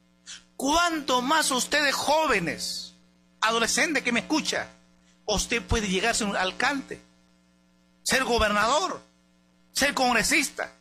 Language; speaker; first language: Spanish; native; Spanish